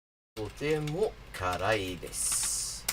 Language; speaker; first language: Japanese; non-native, learner; English